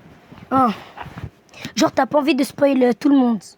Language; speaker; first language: French; native; French